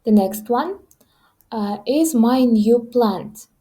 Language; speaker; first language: English; non-native, fluent; Kazakh